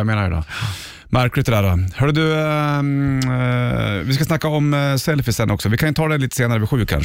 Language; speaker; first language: Swedish; native; Swedish